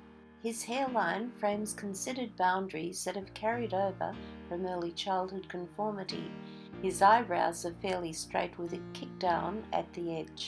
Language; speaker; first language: English; native; English